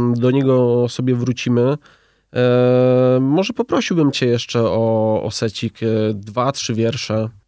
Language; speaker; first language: Polish; native; Polish